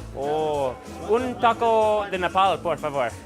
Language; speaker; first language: Spanish; non-native, learner; English